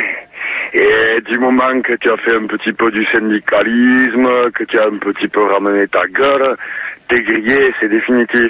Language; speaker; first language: French; native; French